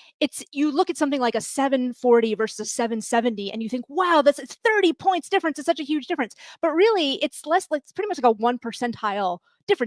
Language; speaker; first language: English; native; English